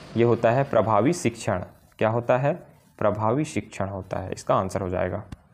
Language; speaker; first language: Hindi; native; Hindi